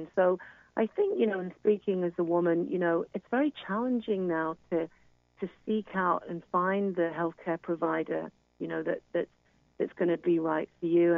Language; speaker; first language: English; native; English